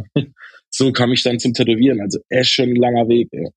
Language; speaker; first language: German; native; German